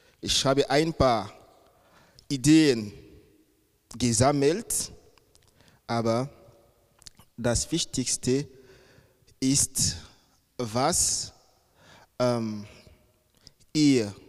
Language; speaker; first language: German; non-native, fluent; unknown